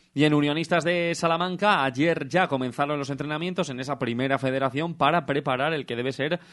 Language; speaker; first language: Spanish; native; Spanish